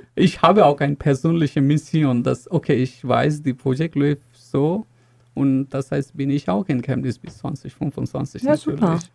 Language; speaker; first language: German; non-native, fluent; Bangla